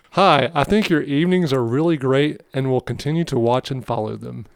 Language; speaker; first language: English; native; English